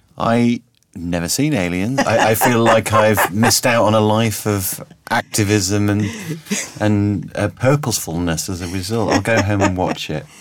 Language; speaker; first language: English; native; English